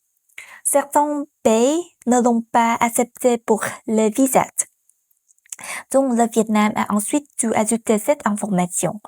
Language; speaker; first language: French; non-native, fluent; Vietnamese